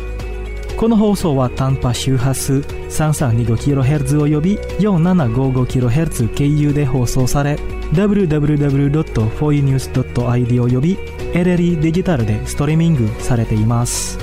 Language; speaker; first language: Japanese; non-native, fluent; Indonesian